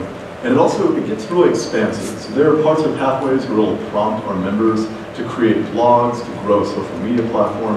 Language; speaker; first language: English; native; English